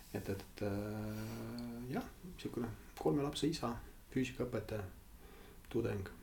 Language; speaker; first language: Estonian; non-native, local second language; Russian